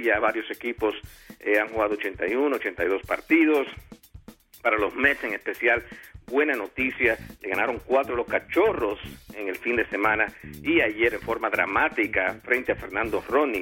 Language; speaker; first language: Spanish; native; Spanish